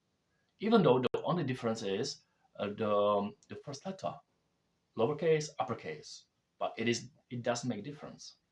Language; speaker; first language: English; non-native, fluent; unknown